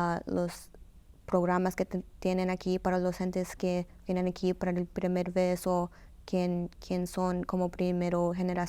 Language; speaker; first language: Spanish; early bilingual, heritage; Spanish